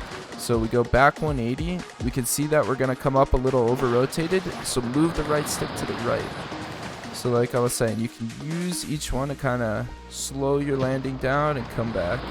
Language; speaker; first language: English; native; English